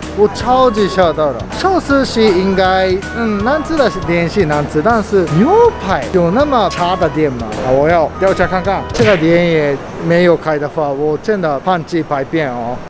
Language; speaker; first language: Chinese; non-native, fluent; Japanese